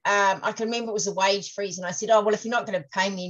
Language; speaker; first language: English; native; English